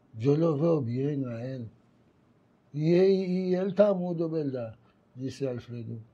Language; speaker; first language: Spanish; non-native, fluent; Haitian Creole